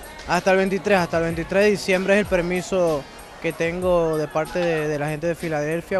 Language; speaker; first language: Spanish; native; Spanish